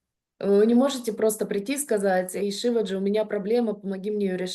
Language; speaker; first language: Russian; native; Russian